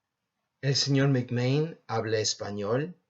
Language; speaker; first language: Spanish; non-native, fluent; English